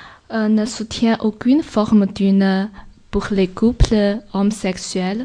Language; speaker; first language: French; non-native, learner; Chinese